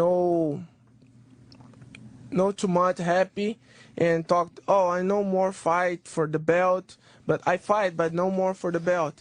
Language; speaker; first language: English; non-native, learner; Portuguese